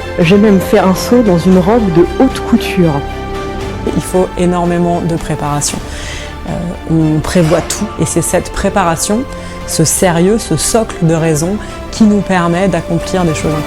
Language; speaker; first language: French; native; French